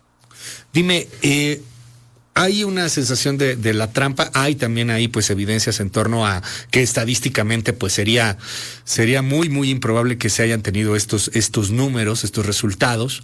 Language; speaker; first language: Spanish; native; Spanish